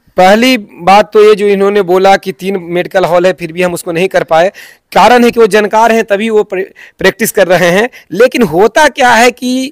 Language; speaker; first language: Hindi; native; Hindi